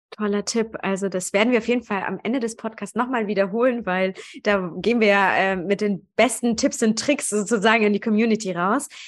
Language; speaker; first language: German; native; German